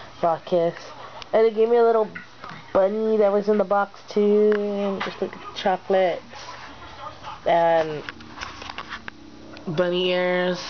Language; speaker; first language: English; native; English